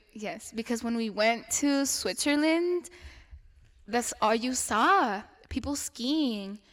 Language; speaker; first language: English; non-native, fluent; Spanish